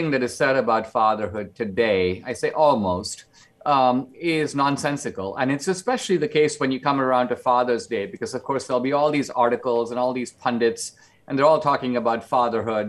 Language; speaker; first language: English; non-native, local second language; Konkani